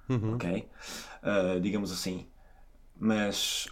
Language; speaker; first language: Portuguese; non-native, fluent; Italian